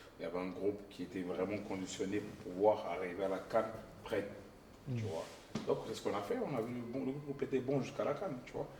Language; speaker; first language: French; early bilingual, other home language; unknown